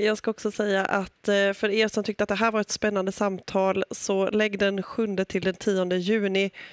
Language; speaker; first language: Swedish; native; Swedish